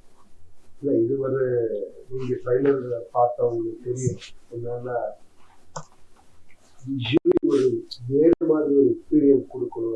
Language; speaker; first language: Tamil; non-native, learner; Kannada